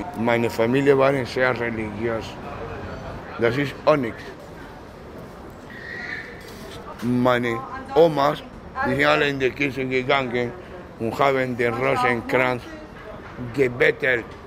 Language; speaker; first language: German; non-native, learner; Spanish